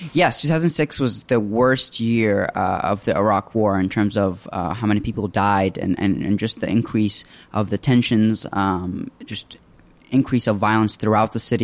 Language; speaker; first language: English; early bilingual, other home language; Arabic